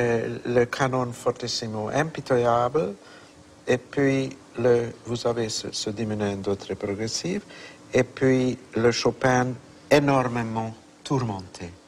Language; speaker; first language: French; non-native, fluent; Hungarian